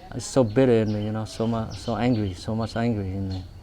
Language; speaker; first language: English; early bilingual, other home language; Vietnamese